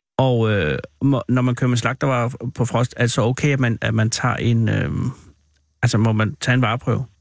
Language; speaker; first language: Danish; native; Danish